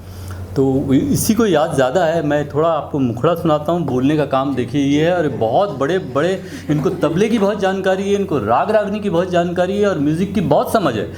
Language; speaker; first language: Hindi; native; Hindi